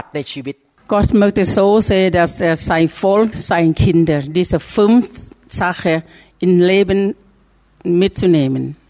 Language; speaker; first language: German; non-native, learner; Thai